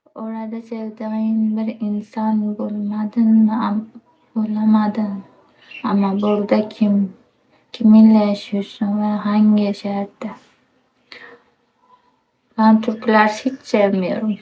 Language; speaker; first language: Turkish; non-native, learner; Uzbek